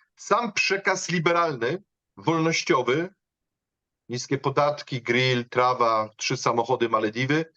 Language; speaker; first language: Polish; native; Polish